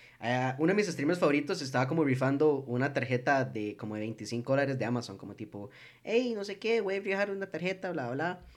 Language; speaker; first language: Spanish; early bilingual, heritage; English